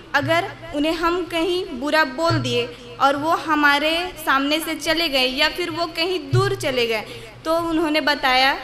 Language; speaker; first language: Hindi; native; Hindi